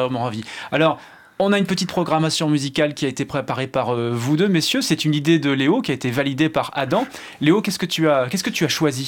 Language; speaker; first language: French; native; French